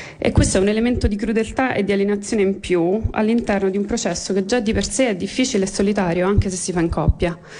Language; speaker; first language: Italian; native; Italian